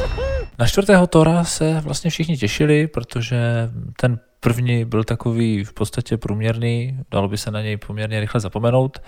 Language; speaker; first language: Czech; native; Czech